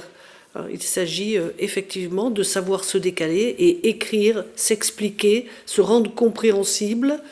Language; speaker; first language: French; native; French